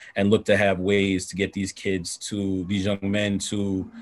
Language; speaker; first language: English; native; English